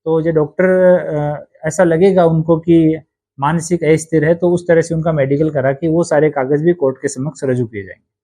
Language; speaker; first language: Hindi; non-native, local second language; Gujarati